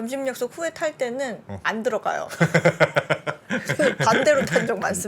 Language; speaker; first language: Korean; native; Korean